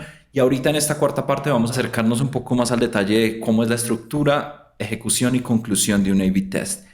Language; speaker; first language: Spanish; native; Spanish